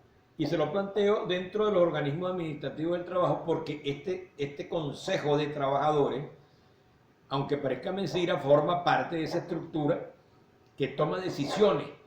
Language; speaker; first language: Spanish; native; Spanish